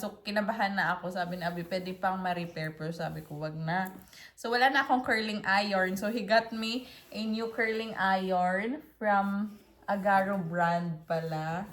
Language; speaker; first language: Filipino; non-native, local second language; Hiligaynon